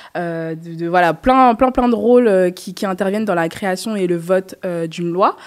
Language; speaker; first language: French; native; French